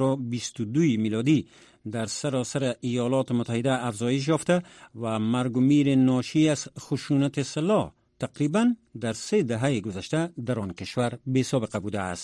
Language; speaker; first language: Persian; native; Persian